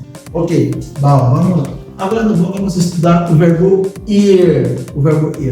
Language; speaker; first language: Portuguese; non-native, learner; Haitian Creole